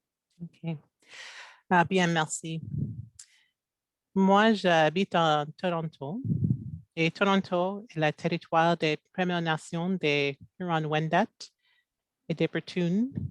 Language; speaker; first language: French; non-native, local second language; English